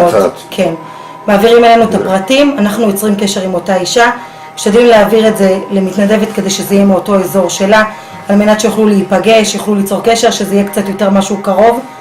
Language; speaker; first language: Hebrew; native; Hebrew